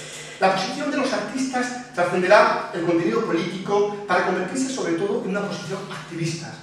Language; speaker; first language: Spanish; native; Spanish